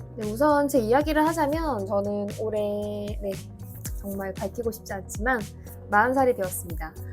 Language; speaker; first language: Korean; native; Korean